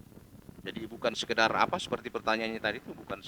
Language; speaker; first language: Indonesian; native; Indonesian